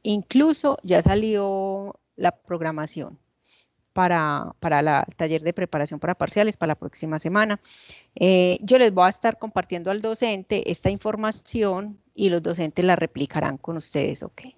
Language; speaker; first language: Spanish; native; Spanish